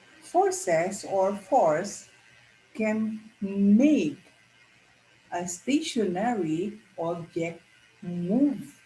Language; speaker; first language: English; non-native, local second language; Filipino